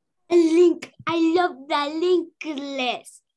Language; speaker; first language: English; non-native, learner; Spanish